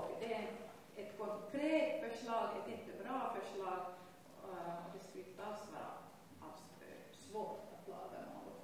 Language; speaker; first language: Swedish; non-native, local second language; Finnish